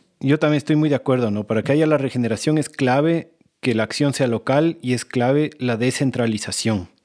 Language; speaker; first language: Spanish; native; Spanish